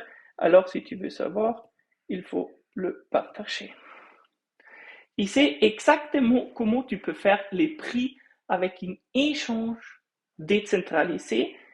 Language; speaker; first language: French; non-native, fluent; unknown